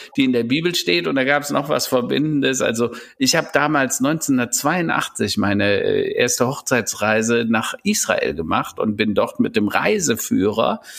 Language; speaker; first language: German; native; German